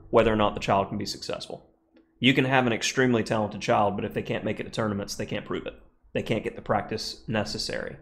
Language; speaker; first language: English; native; English